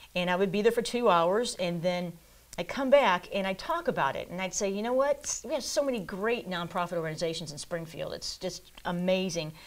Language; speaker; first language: English; native; English